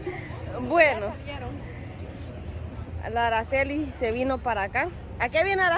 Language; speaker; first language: Spanish; native; Spanish